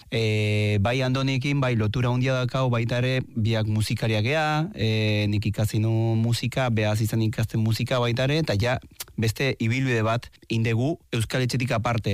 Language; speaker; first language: Basque; non-native, fluent; Spanish